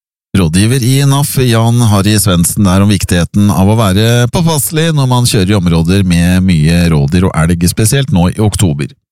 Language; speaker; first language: Norwegian; native; Norwegian